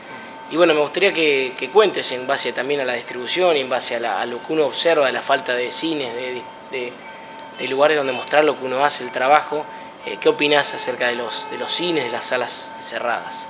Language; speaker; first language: Spanish; native; Spanish